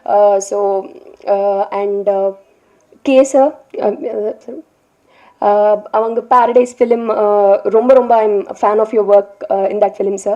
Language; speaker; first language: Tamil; non-native, learner; Telugu